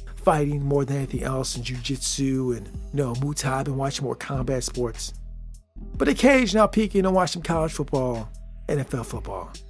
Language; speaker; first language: English; native; English